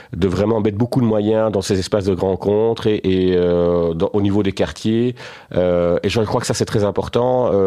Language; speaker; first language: French; native; French